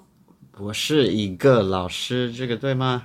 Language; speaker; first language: Chinese; non-native, fluent; English